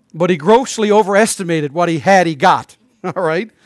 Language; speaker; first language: English; native; English